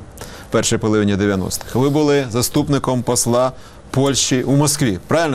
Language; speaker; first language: Ukrainian; native; Ukrainian